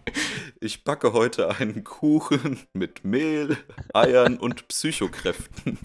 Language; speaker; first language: German; native; German